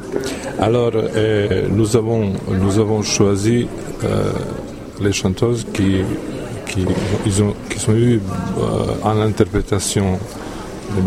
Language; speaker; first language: French; non-native, fluent; Serbian